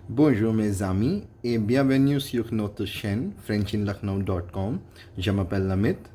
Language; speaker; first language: French; non-native, fluent; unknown